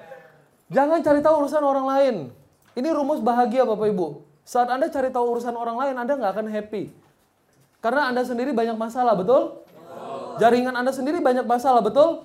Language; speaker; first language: Indonesian; native; Indonesian